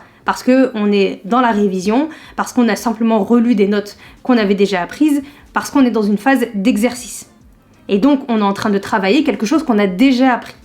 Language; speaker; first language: French; native; French